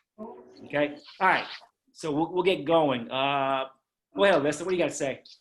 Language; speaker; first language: English; native; English